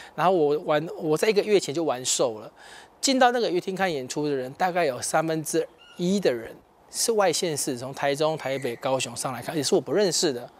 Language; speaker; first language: Chinese; native; Chinese